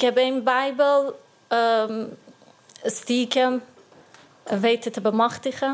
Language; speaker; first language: Dutch; non-native, learner; Persian